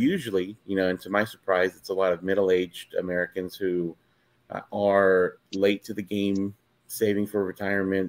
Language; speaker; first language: English; native; English